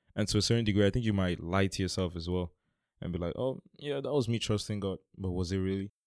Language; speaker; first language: English; non-native, local second language; Yoruba